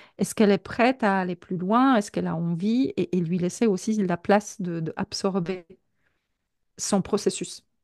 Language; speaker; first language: French; non-native, fluent; Polish